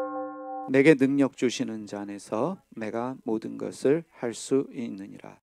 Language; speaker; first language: Korean; native; Korean